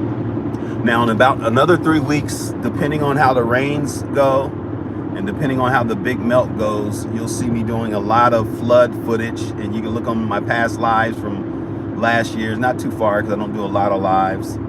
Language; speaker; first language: English; native; English